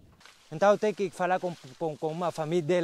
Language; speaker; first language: Portuguese; non-native, learner; Vietnamese